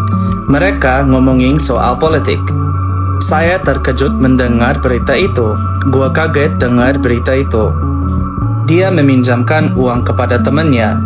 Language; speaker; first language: Indonesian; non-native, fluent; English